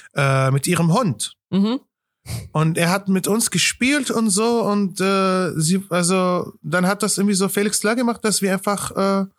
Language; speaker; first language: German; non-native, fluent; Arabic